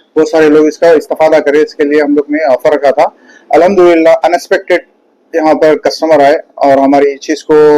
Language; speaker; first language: Hindi; native; Hindi